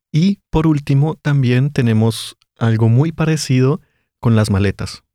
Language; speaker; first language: Spanish; native; Spanish